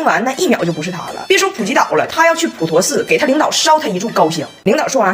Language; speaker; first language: Chinese; native; Chinese